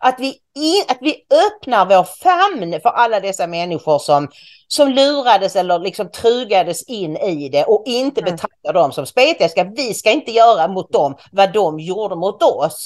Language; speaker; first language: Swedish; native; Swedish